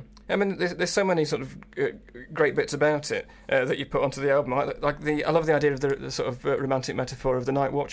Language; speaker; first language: English; native; English